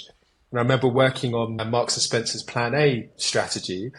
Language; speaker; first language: English; native; English